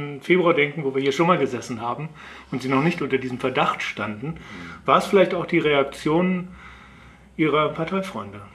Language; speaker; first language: German; native; German